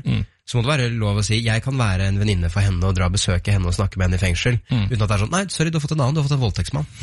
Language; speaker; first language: Norwegian; native; Norwegian